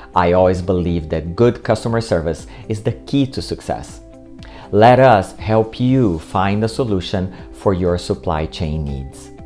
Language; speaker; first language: English; non-native, fluent; Portuguese